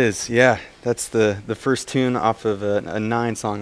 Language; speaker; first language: English; native; English